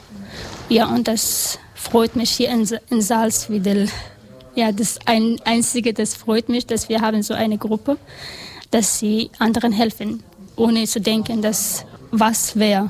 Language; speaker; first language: German; non-native, learner; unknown